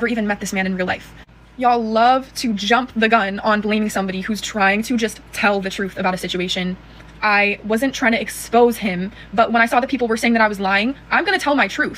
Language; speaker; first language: English; native; English